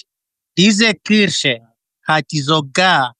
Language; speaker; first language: German; non-native, fluent; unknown